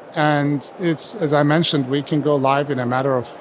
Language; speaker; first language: English; non-native, fluent; Turkish